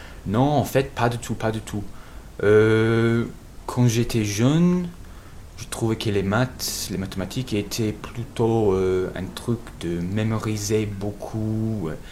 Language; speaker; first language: French; non-native, learner; English